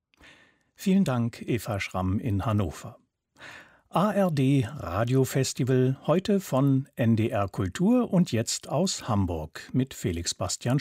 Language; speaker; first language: German; native; German